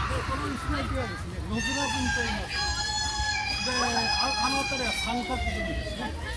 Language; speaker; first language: Japanese; native; Japanese